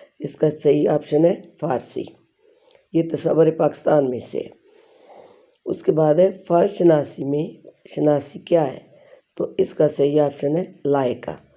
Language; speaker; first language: Urdu; non-native, local second language; Pashto